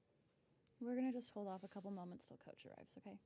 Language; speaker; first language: English; native; English